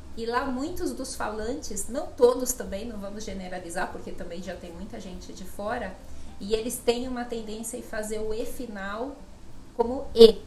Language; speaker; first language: Portuguese; native; Portuguese